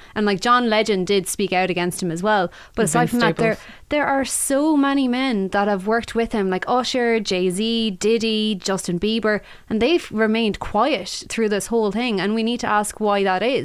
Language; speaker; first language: English; native; English